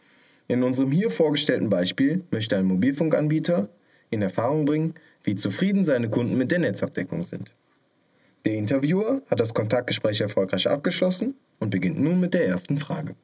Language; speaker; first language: German; native; German